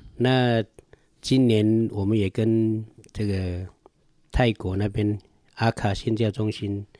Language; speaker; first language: Chinese; non-native, local second language; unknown